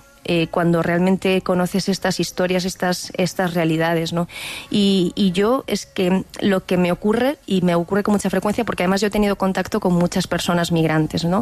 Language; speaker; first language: Spanish; native; Spanish